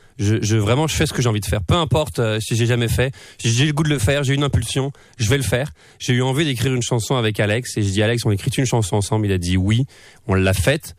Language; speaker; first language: French; native; French